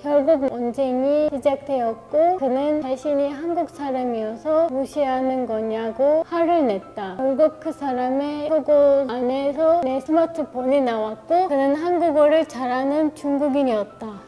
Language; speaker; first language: Korean; non-native, fluent; Turkish